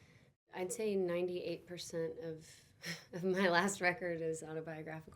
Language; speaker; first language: English; native; English